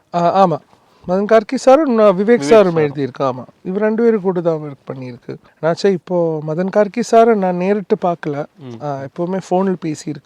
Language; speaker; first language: Tamil; non-native, learner; Malayalam